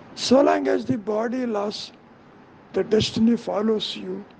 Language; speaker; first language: English; non-native, local second language; Telugu